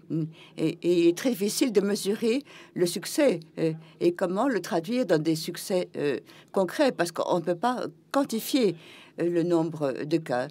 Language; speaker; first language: French; non-native, fluent; German